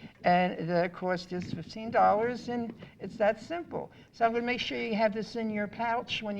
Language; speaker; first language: English; native; English